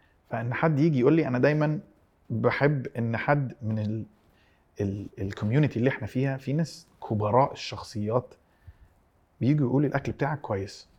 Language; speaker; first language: Arabic; early bilingual, heritage; Arabic